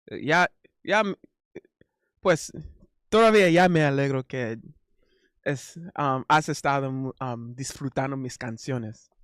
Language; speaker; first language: Spanish; non-native, learner; English